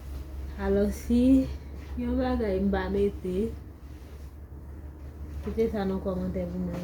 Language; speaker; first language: French; non-native, learner; Haitian Creole